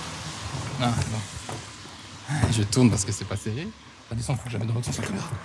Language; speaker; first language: French; native; French